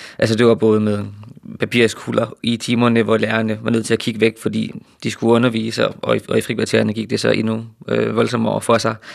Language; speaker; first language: Danish; native; Danish